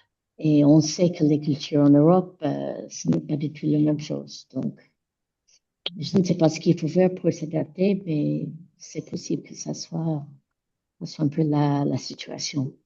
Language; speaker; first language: French; non-native, fluent; English